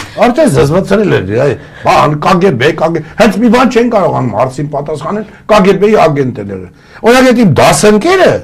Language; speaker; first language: Armenian; early bilingual, other home language; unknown